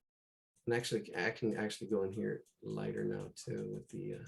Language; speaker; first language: English; native; English